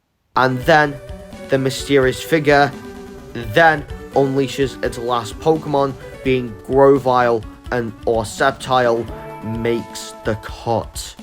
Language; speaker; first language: English; native; English